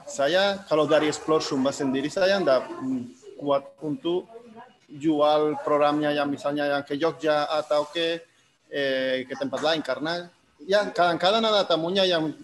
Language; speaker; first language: Indonesian; non-native, fluent; Spanish